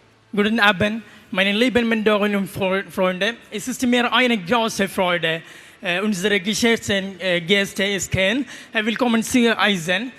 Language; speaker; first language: German; non-native, learner; Malayalam